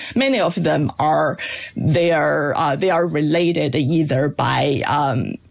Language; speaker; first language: English; non-native, fluent; Chinese